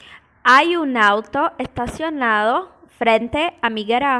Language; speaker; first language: Spanish; non-native, fluent; Portuguese